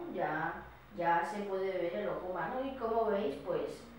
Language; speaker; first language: Spanish; native; Spanish